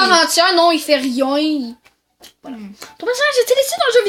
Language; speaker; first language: French; native; French